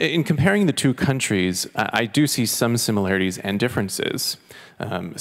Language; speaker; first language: English; non-native, fluent; Chinese